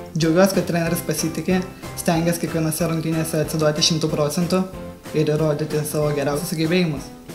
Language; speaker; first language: Lithuanian; early bilingual, other home language; Russian